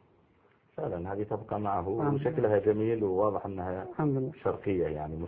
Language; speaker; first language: Arabic; native; Arabic